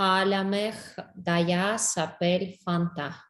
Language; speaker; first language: French; non-native, learner; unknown